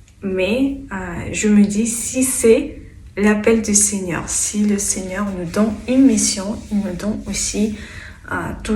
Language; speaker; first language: French; non-native, fluent; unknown